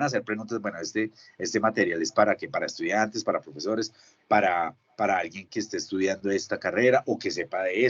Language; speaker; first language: Spanish; native; Spanish